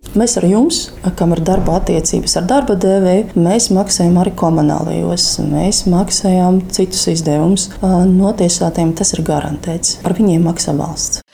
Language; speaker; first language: Latvian; non-native, local second language; Russian